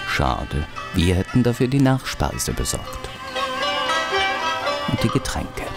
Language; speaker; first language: German; native; German